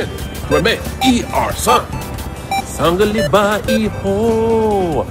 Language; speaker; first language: Chinese; non-native, learner; English